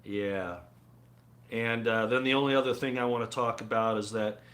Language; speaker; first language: English; native; English